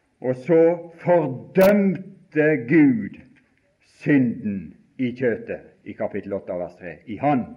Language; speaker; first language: Norwegian; native; Norwegian